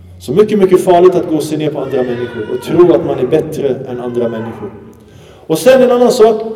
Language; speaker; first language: Swedish; early bilingual, other home language; Arabic